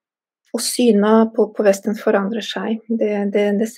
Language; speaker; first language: Norwegian; non-native, fluent; Russian